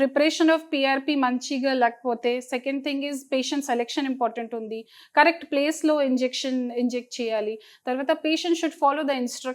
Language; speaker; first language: Telugu; non-native, fluent; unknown